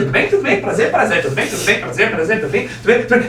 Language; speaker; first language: Portuguese; early bilingual, heritage; Portuguese